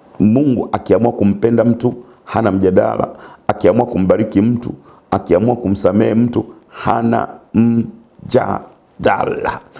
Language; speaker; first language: Swahili; native; Swahili